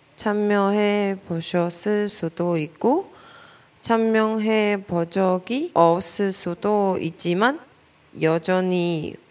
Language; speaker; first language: Korean; non-native, learner; Chinese